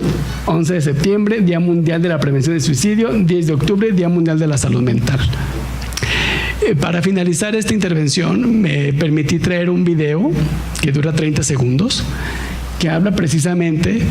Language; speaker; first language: Spanish; native; Spanish